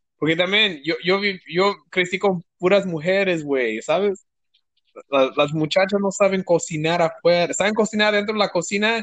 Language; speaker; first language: Spanish; early bilingual, heritage; Spanish